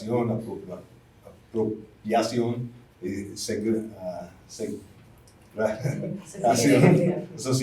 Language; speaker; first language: Spanish; non-native, fluent; English